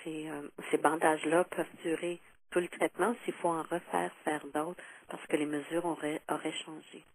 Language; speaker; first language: French; native; French